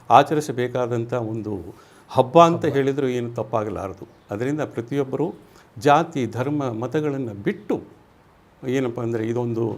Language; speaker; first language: Kannada; non-native, local second language; Tamil